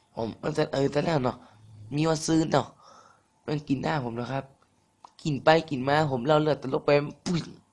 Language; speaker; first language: Thai; native; Thai